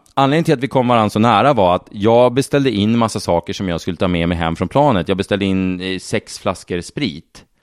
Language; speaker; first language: Swedish; native; Swedish